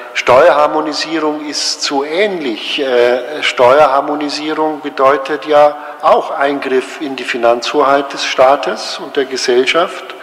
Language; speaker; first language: German; native; German